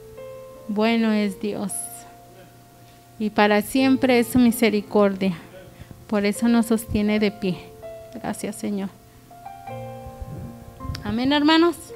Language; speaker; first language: Spanish; native; Spanish